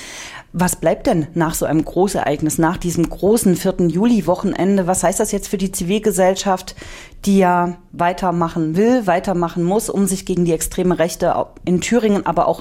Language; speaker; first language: German; native; German